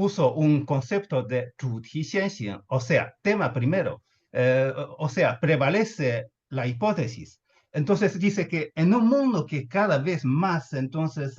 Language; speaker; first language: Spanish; non-native, fluent; Chinese